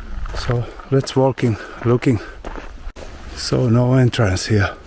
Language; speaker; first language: English; non-native, learner; Finnish